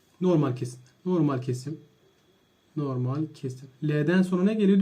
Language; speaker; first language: Turkish; native; Turkish